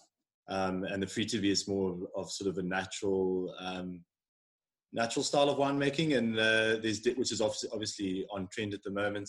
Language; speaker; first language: English; native; English